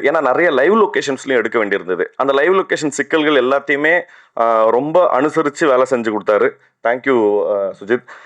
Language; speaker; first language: Tamil; native; Tamil